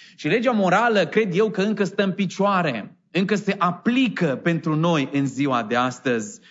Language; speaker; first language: Romanian; native; Romanian